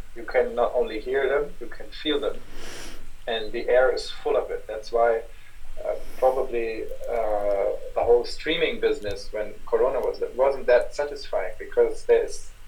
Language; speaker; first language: English; non-native, fluent; German